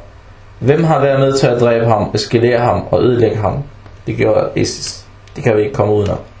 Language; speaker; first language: Danish; early bilingual, other home language; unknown